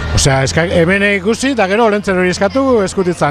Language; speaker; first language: Basque; native; Basque